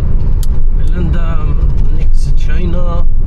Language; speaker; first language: English; non-native, learner; Arabic